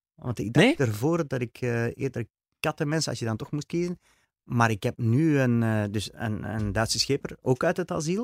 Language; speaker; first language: Dutch; native; Dutch